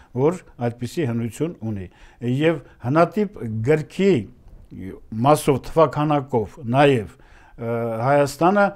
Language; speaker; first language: Armenian; native; Armenian